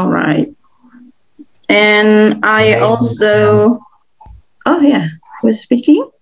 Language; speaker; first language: English; non-native, fluent; Indonesian